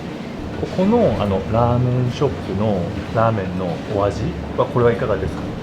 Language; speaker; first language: Japanese; native; Japanese